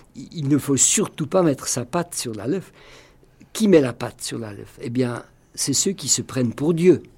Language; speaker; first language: French; non-native, local second language; Swiss German